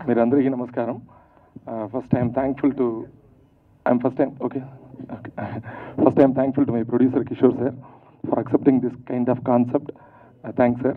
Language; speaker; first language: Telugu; non-native, local second language; Tamil